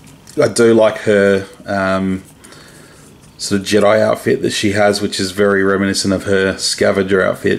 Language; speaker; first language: English; native; English